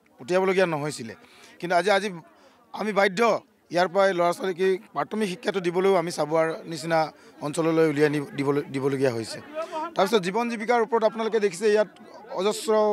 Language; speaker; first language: Assamese; native; Assamese